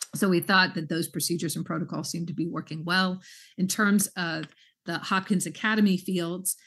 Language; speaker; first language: English; native; English